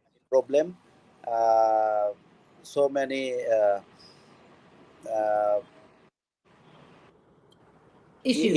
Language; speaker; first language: English; non-native, learner; Bangla